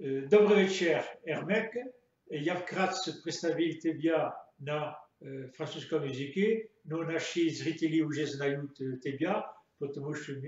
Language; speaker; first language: Russian; non-native, fluent; French